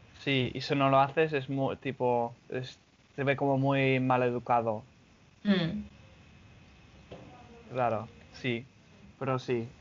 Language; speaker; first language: Spanish; non-native, fluent; English